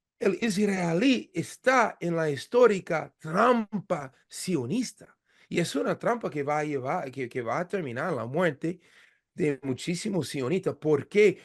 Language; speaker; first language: Spanish; non-native, fluent; English